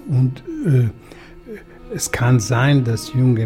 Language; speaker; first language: German; early bilingual, other home language; Russian